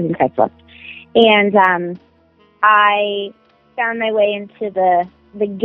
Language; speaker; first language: English; native; English